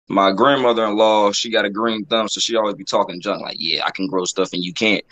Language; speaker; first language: English; native; English